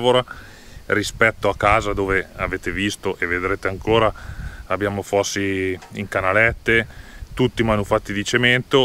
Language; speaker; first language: Italian; native; Italian